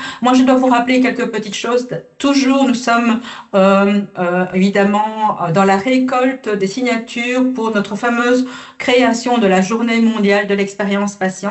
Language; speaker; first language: French; native; French